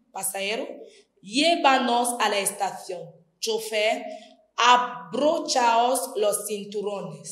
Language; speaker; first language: Spanish; non-native, fluent; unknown